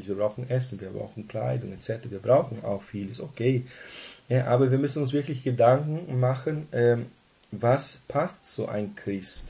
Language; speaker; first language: German; non-native, fluent; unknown